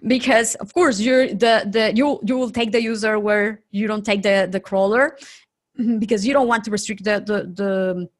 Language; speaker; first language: English; non-native, fluent; Spanish